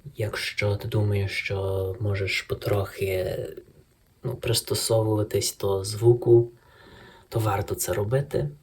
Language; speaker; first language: Ukrainian; early bilingual, heritage; Ukrainian